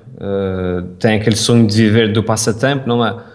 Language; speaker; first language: Portuguese; native; Portuguese